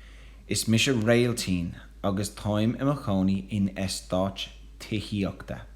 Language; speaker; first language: Irish; non-native, local second language; English